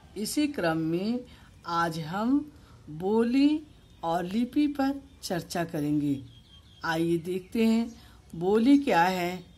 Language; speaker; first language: Hindi; native; Hindi